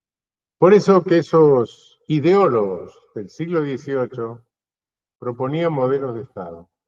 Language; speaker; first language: Spanish; native; Spanish